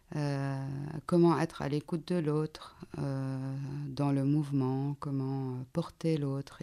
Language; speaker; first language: French; non-native, local second language; Arabic